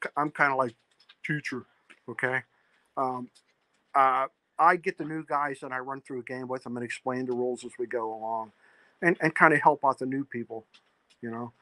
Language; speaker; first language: English; native; English